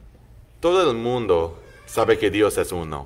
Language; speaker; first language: Spanish; non-native, fluent; English